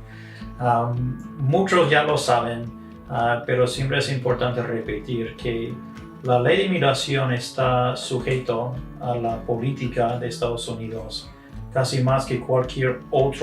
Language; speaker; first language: Spanish; non-native, fluent; English